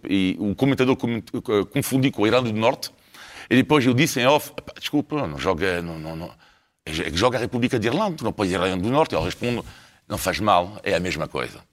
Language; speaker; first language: Portuguese; non-native, fluent; French